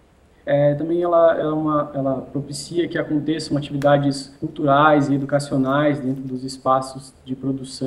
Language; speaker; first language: Portuguese; native; Portuguese